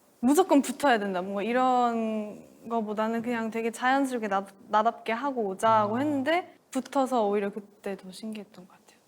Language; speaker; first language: Korean; early bilingual, heritage; Korean